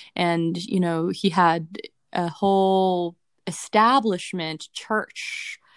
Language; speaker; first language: English; native; English